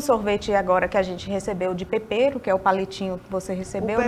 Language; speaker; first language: Portuguese; native; Portuguese